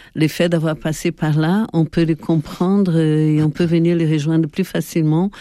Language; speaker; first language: French; non-native, fluent; Portuguese